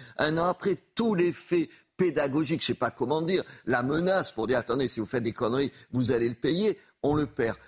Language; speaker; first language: French; native; French